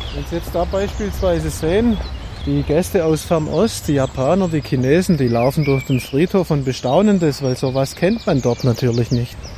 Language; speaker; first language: German; native; German